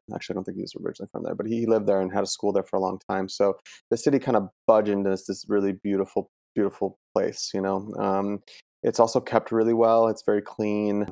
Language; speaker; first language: English; early bilingual, other home language; Italian